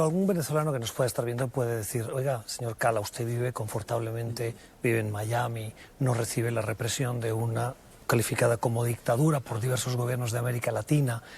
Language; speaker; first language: Spanish; native; Spanish